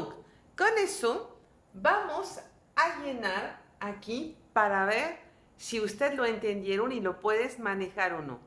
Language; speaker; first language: Spanish; non-native, fluent; French